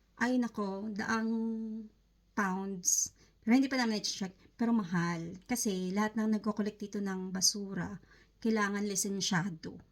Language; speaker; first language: Filipino; native; Filipino